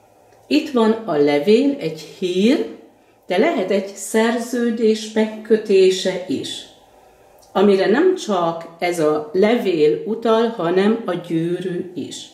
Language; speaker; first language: Hungarian; native; Hungarian